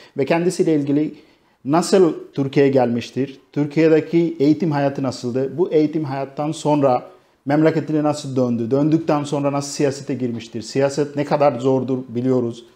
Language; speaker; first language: Turkish; non-native, fluent; Bangla